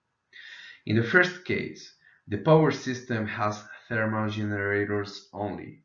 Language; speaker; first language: English; non-native, fluent; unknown